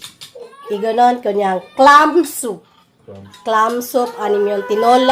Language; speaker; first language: Korean; non-native, learner; Filipino